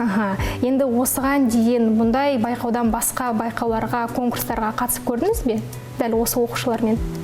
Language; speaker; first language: Kazakh; native; Kazakh